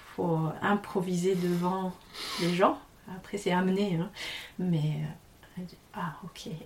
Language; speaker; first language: French; non-native, fluent; English